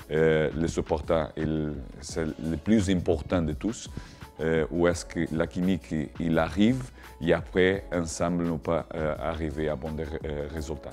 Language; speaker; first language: French; non-native, learner; Portuguese